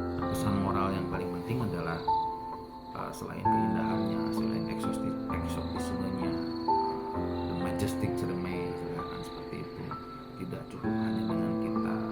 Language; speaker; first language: Indonesian; non-native, local second language; Sundanese